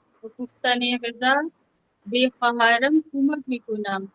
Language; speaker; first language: Persian; non-native, learner; Urdu